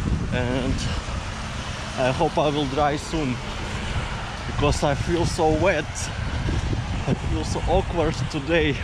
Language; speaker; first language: English; non-native, fluent; Russian